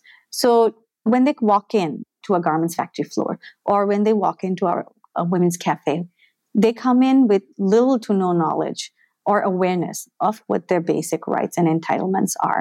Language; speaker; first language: English; non-native, local second language; Bangla